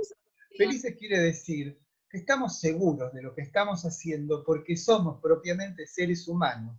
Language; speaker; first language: Spanish; native; Spanish